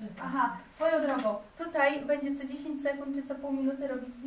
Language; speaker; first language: Polish; native; Polish